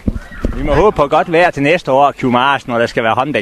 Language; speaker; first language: Danish; native; Danish